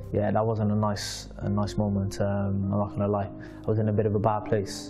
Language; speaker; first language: English; native; English